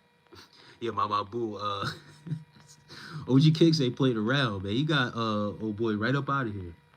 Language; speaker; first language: English; native; English